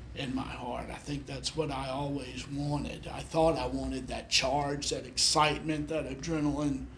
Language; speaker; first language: English; native; English